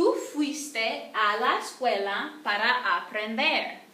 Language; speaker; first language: Spanish; non-native, learner; English